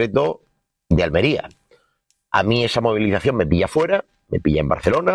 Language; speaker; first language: Spanish; native; Spanish